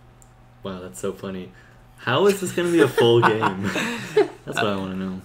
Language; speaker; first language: English; native; English